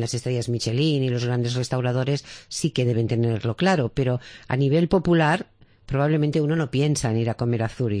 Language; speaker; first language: Spanish; native; Spanish